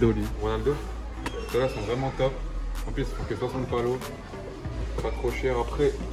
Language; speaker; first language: French; native; French